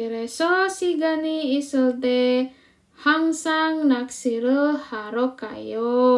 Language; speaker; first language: Korean; non-native, fluent; Indonesian